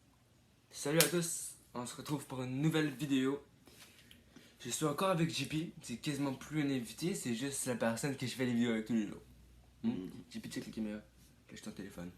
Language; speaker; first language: French; native; French